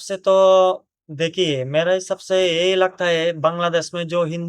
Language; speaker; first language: Hindi; non-native, learner; Bangla